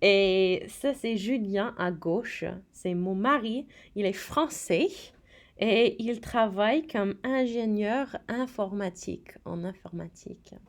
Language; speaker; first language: French; non-native, fluent; English